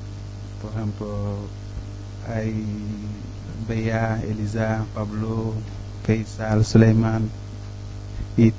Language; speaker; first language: Spanish; non-native, learner; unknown